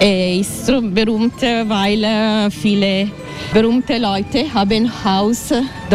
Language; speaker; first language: German; non-native, learner; Italian